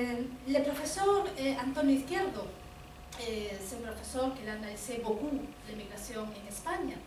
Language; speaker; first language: French; non-native, fluent; Spanish